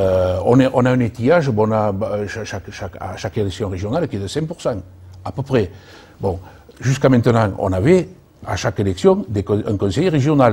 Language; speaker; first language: French; native; French